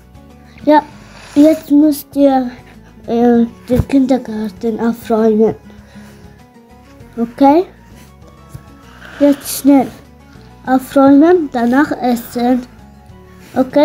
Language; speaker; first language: German; non-native, learner; Arabic